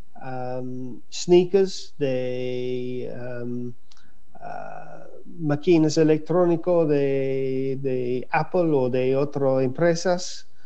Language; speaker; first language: Spanish; non-native, learner; English